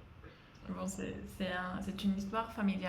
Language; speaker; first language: French; non-native, fluent; Spanish